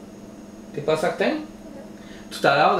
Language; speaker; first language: French; native; French